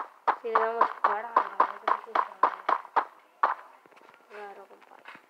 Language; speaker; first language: Spanish; native; Spanish